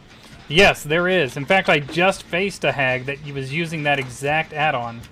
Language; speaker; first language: English; native; English